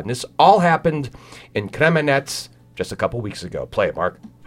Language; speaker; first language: English; native; English